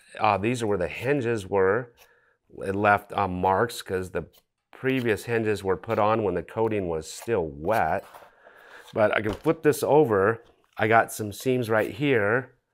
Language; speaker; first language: English; native; English